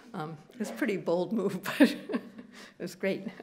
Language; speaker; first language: English; native; English